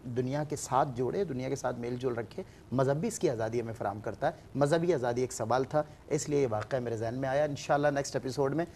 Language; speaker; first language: Urdu; native; Urdu